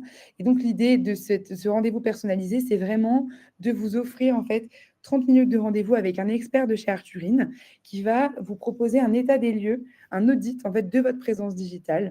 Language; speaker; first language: French; native; French